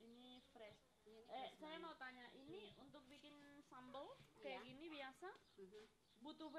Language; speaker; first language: Indonesian; non-native, fluent; English